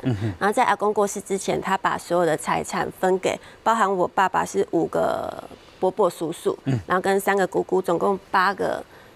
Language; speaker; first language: Chinese; native; Chinese